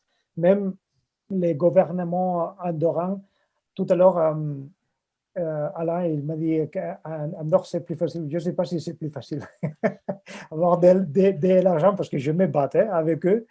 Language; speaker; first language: French; non-native, fluent; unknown